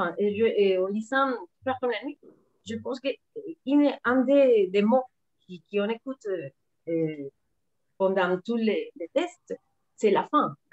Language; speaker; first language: French; non-native, learner; Spanish